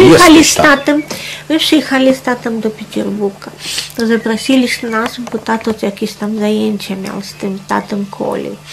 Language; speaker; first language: Polish; non-native, fluent; Russian